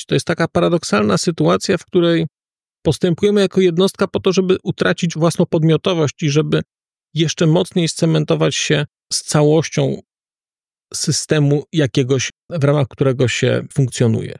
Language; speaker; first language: Polish; native; Polish